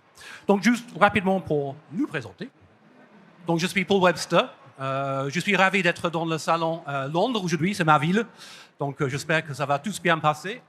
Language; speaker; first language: French; non-native, fluent; English